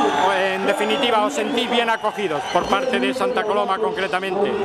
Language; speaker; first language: Spanish; native; Spanish